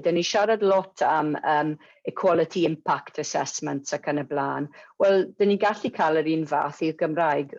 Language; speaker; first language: Welsh; non-native, local second language; English